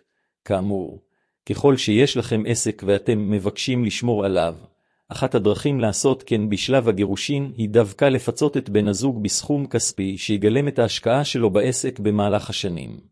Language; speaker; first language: Hebrew; native; Hebrew